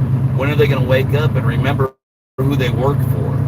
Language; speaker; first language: English; native; English